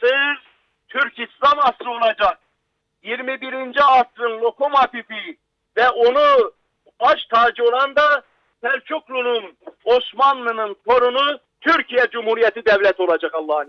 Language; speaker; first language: Turkish; native; Turkish